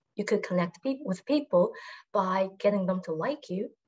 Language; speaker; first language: English; non-native, fluent; Chinese